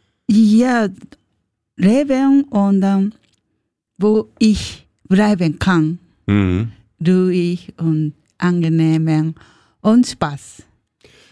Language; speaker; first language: German; non-native, learner; Japanese